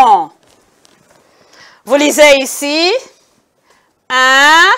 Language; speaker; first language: French; non-native, local second language; Kinyarwanda